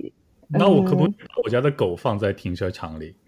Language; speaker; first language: Chinese; native; Chinese